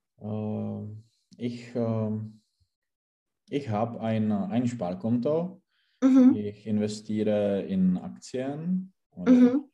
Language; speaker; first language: German; non-native, learner; Czech